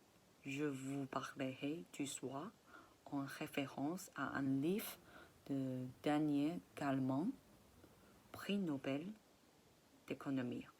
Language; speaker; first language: French; non-native, fluent; Chinese